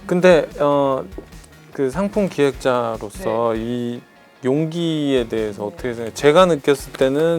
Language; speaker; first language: Korean; native; Korean